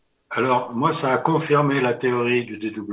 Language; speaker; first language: French; native; French